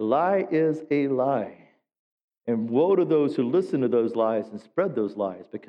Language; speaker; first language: English; native; English